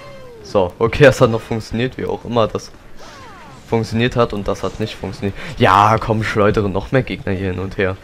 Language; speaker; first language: German; native; German